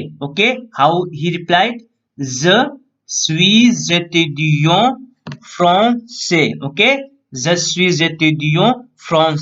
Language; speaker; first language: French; non-native, learner; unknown